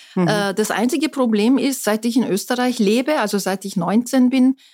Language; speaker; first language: German; non-native, fluent; Turkish